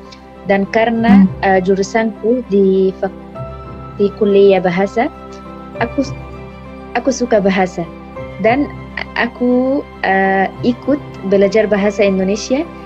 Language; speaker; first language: Indonesian; non-native, fluent; Arabic